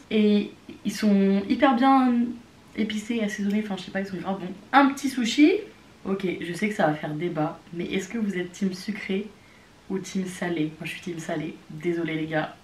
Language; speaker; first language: French; native; French